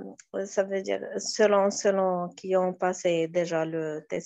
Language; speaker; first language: French; non-native, learner; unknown